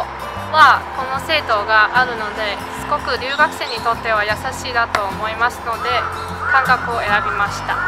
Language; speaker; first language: Japanese; non-native, fluent; Chinese